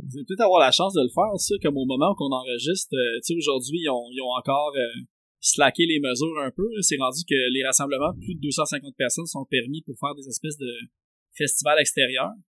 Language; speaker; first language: French; native; French